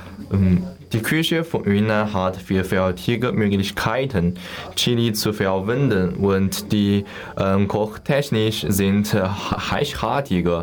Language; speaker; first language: German; non-native, learner; Chinese